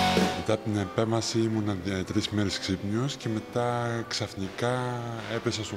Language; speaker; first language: Greek; early bilingual, heritage; Greek